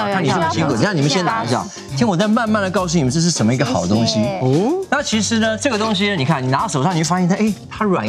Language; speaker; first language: Chinese; native; Chinese